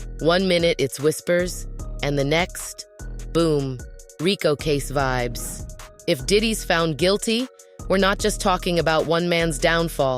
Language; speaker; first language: English; native; English